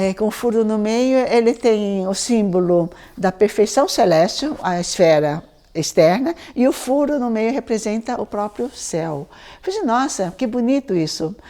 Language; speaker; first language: Portuguese; early bilingual, other home language; Chinese